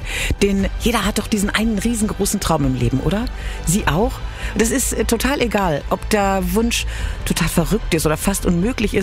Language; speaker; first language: German; native; German